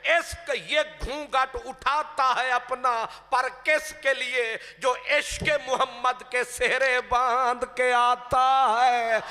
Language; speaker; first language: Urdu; non-native, local second language; Punjabi